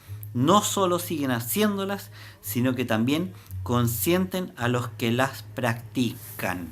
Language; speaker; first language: Spanish; native; Spanish